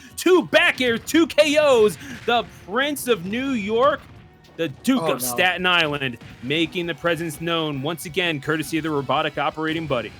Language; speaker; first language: English; native; English